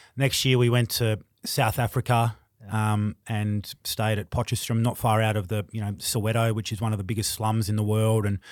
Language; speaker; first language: English; native; English